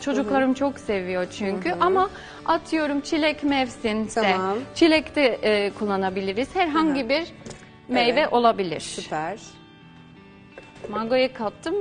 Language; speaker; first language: Turkish; non-native, fluent; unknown